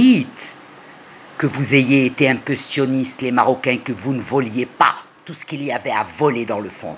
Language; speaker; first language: French; non-native, local second language; Arabic